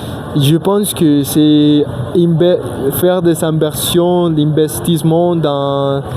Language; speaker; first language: French; non-native, learner; Spanish